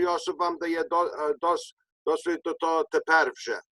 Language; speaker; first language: Ukrainian; early bilingual, heritage; Ukrainian